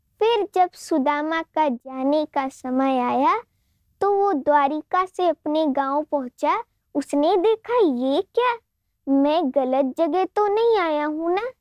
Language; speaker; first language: Hindi; non-native, local second language; Gujarati